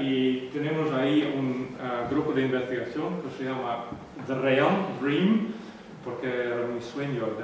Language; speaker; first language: Spanish; non-native, learner; Western Frisian